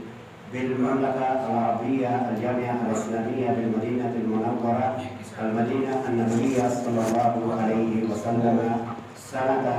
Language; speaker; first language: Arabic; non-native, fluent; Urdu